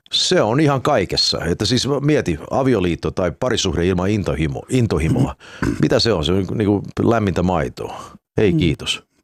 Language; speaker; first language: Finnish; early bilingual, heritage; Finnish